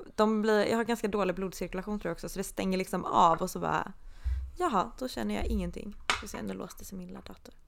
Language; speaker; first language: Swedish; native; Swedish